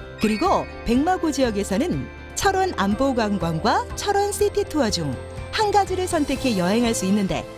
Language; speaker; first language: Korean; native; Korean